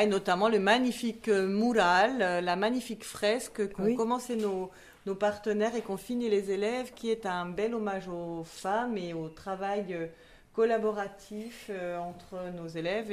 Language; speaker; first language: French; native; French